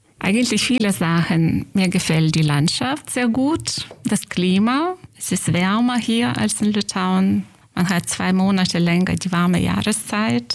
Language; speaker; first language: German; non-native, fluent; Lithuanian